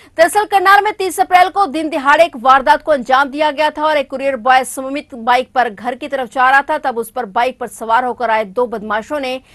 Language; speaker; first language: Hindi; native; Hindi